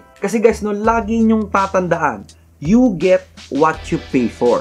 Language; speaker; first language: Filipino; native; Filipino